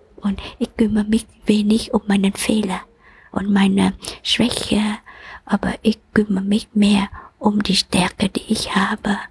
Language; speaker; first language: German; non-native, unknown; Vietnamese